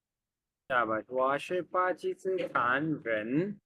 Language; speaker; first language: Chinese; non-native, fluent; Urdu